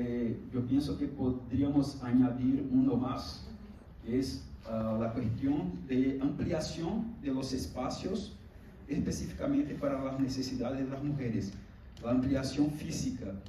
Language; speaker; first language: Spanish; non-native, fluent; Portuguese